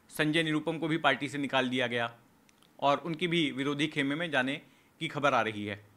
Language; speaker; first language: Hindi; native; Hindi